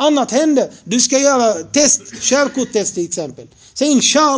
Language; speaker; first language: Swedish; non-native, fluent; Arabic